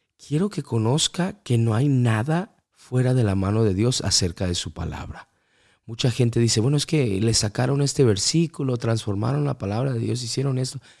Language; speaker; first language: Spanish; early bilingual, heritage; Spanish